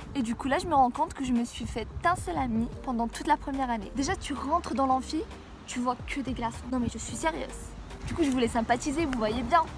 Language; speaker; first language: French; non-native, local second language; Arabic